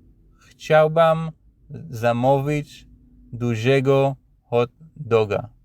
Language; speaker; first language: Polish; non-native, learner; English